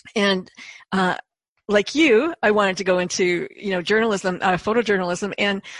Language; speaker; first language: English; native; English